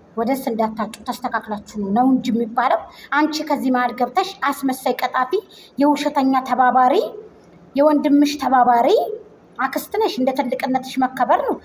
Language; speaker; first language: Amharic; native; Amharic